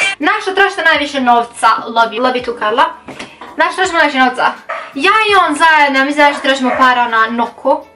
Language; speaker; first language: Bosnian; early bilingual, heritage; Bosnian